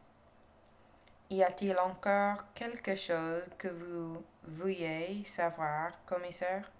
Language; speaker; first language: French; non-native, learner; English